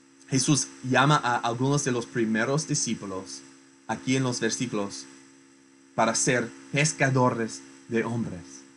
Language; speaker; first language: Spanish; non-native, fluent; English